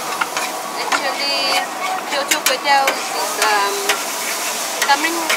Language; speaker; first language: English; non-native, local second language; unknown